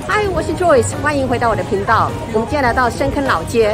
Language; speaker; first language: Chinese; native; Chinese